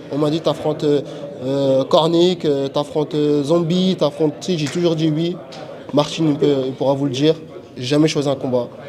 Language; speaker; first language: French; native; French